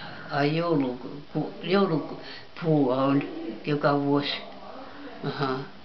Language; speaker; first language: Finnish; early bilingual, heritage; Finnish